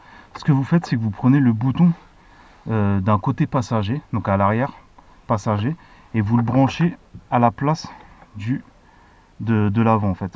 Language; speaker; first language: French; native; French